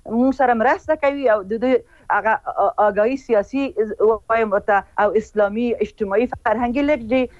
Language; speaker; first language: Pashto; non-native, local second language; Persian